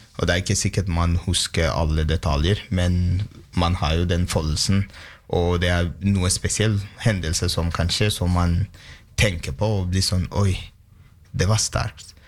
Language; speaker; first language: Norwegian; non-native, fluent; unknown